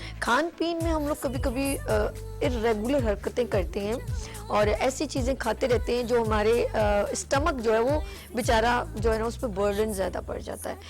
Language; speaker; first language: Urdu; native; Urdu